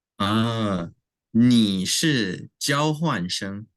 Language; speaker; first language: Chinese; non-native, learner; English